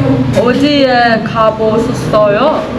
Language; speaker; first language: Korean; non-native, learner; Vietnamese